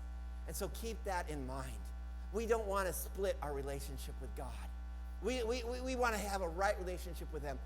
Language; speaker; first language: English; native; English